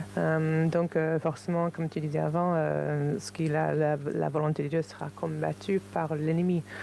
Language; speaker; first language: French; non-native, fluent; English